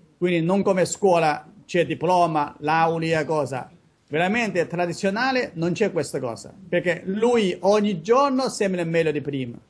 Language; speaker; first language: Italian; non-native, learner; Chinese